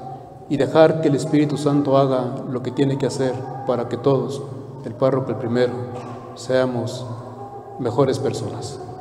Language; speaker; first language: Spanish; native; Spanish